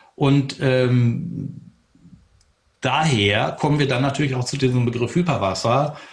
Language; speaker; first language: German; native; German